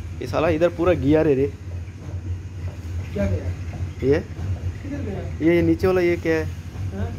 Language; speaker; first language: Hindi; non-native, fluent; Bangla